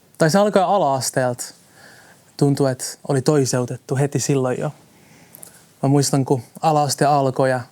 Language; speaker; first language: Finnish; early bilingual, other home language; Somali